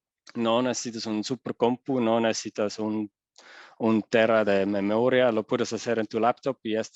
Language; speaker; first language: Spanish; non-native, fluent; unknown